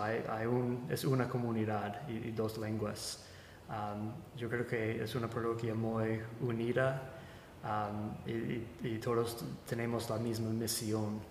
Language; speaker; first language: Spanish; non-native, fluent; English